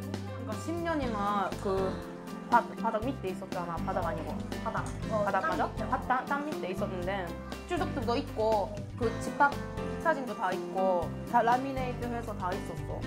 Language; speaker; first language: Korean; early bilingual, heritage; Japanese